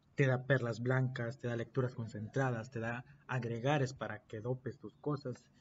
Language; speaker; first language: Spanish; native; Spanish